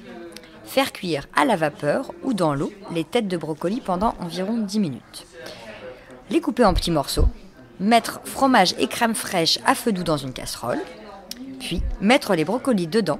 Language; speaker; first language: French; native; French